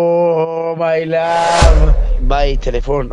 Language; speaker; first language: English; non-native, learner; Oromo